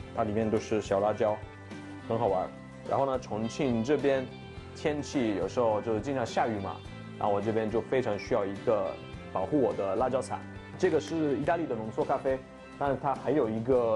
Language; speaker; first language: Chinese; non-native, fluent; Italian